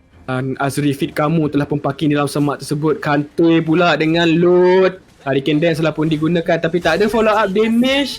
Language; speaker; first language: Malay; native; Malay